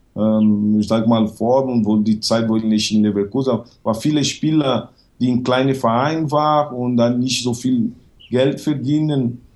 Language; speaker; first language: German; non-native, fluent; Portuguese